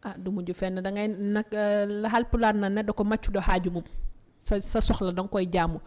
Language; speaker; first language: Wolof; non-native, local second language; Fula